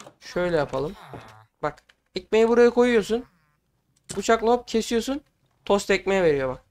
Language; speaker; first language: Turkish; native; Turkish